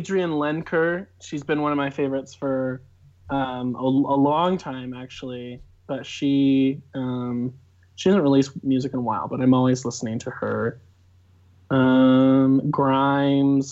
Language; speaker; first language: English; native; English